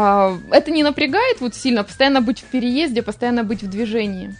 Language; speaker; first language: Russian; native; Russian